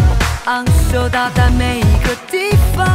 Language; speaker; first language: Chinese; non-native, fluent; French